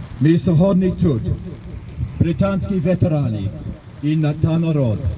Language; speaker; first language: Polish; non-native, learner; Ukrainian